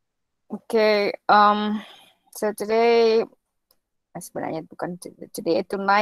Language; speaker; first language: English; non-native, fluent; Indonesian